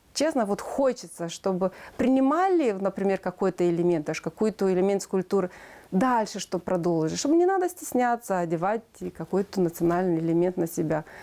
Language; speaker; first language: Russian; non-native, local second language; Romanian